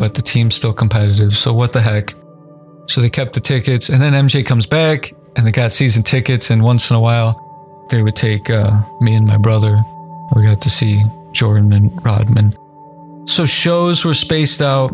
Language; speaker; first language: English; native; English